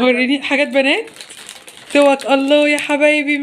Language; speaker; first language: Arabic; native; Arabic